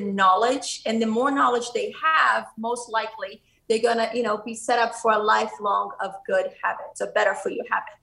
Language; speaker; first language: English; non-native, fluent; Portuguese